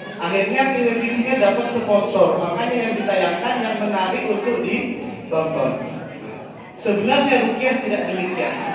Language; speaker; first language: Indonesian; non-native, local second language; Madurese